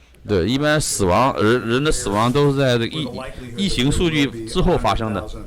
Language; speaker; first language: Chinese; native; Chinese